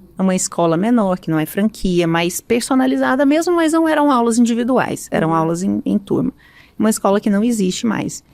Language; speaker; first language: Portuguese; native; Portuguese